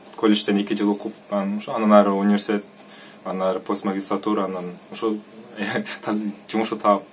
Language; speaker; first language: Kyrgyz; non-native, local second language; Russian